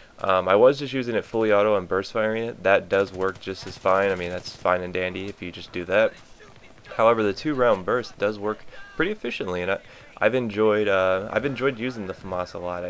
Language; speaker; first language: English; native; English